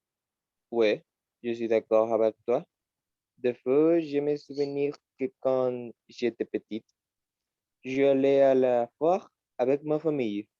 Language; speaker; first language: French; non-native, learner; Spanish